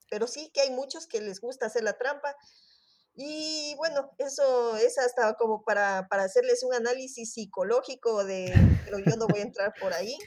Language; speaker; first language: Spanish; native; Spanish